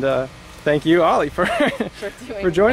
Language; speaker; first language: English; native; English